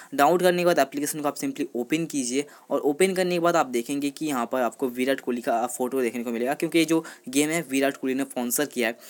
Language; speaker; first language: Hindi; non-native, local second language; Bangla